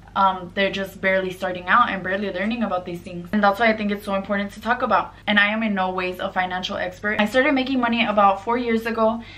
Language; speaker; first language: English; native; English